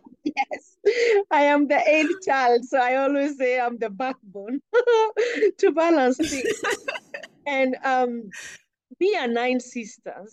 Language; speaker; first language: English; non-native, local second language; Kikuyu